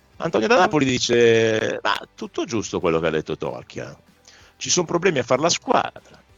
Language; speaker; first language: Italian; native; Italian